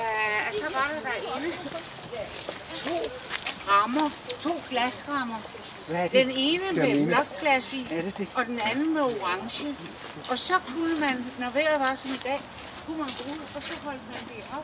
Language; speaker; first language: Danish; native; Danish